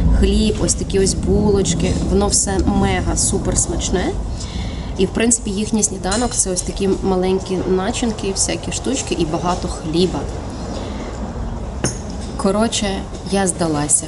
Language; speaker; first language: Ukrainian; native; Ukrainian